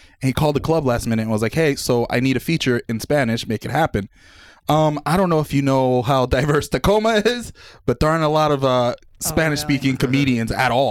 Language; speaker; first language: English; early bilingual, other home language; Spanish